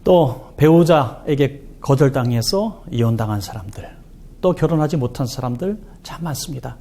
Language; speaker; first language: Korean; native; Korean